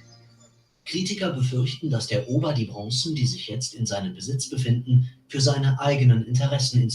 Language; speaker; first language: German; native; German